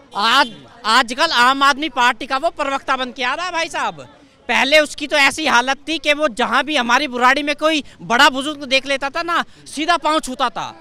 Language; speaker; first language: Hindi; native; Hindi